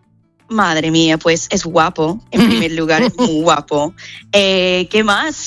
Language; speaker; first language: Spanish; non-native, fluent; English